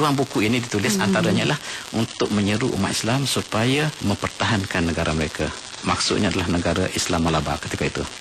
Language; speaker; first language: Malay; native; Malay